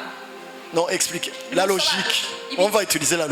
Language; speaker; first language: French; non-native, local second language; Rundi